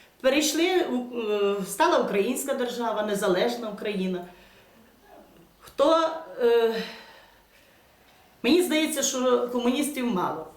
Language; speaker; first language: Ukrainian; native; Ukrainian